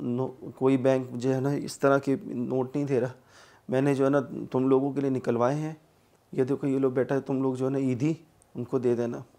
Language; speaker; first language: Urdu; native; Urdu